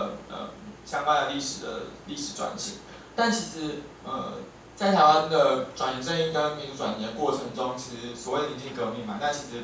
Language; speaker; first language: Chinese; native; Chinese